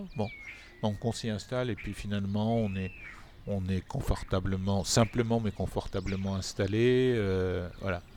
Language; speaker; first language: French; non-native, local second language; Arabic